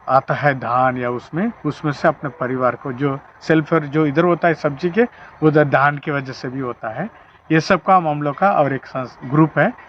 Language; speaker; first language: Hindi; non-native, local second language; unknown